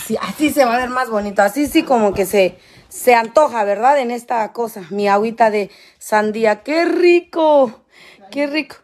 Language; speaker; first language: Spanish; native; Spanish